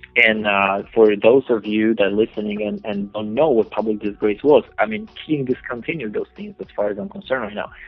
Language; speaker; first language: English; non-native, fluent; Polish